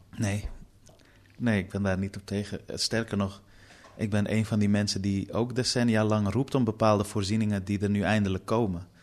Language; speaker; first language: Dutch; early bilingual, other home language; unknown